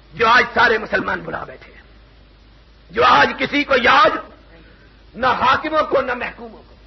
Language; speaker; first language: Urdu; non-native, local second language; Punjabi